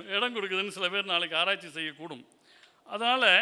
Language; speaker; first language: Tamil; native; Tamil